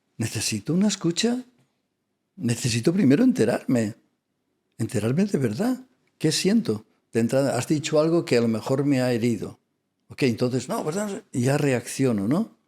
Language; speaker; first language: Spanish; non-native, local second language; Catalan